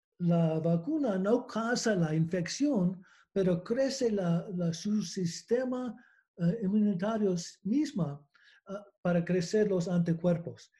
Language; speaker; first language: Spanish; non-native, learner; English